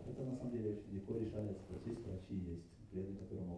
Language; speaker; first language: Russian; native; Russian